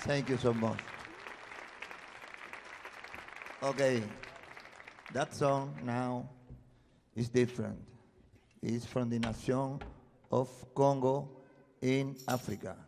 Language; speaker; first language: English; non-native, learner; Spanish